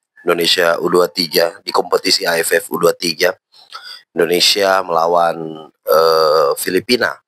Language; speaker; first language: Indonesian; native; Indonesian